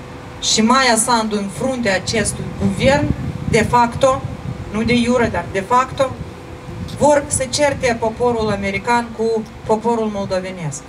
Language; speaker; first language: Romanian; non-native, local second language; Russian